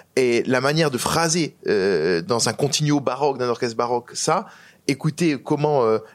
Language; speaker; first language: French; native; French